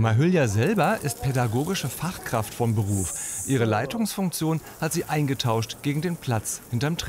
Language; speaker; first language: German; native; German